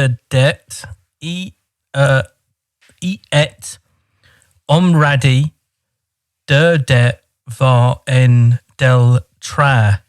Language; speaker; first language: Norwegian; non-native, learner; English